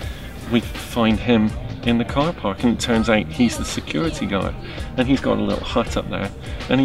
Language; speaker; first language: English; native; English